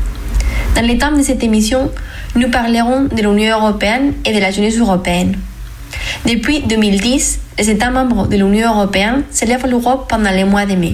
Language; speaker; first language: French; non-native, fluent; Spanish